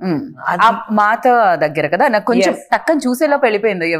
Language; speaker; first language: Telugu; native; Telugu